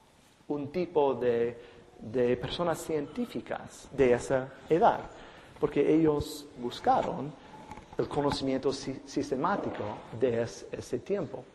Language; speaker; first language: Spanish; non-native, fluent; English